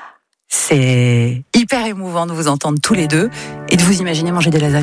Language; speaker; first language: French; native; French